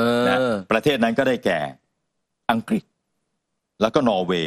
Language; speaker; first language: Thai; native; Thai